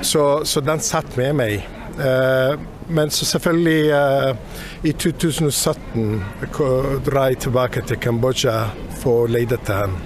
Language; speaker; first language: Norwegian; non-native, fluent; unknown